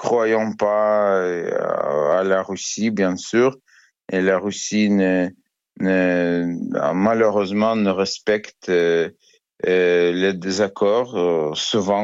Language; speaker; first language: French; non-native, learner; Ukrainian